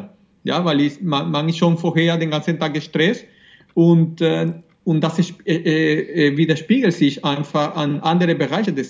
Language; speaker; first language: German; non-native, fluent; Spanish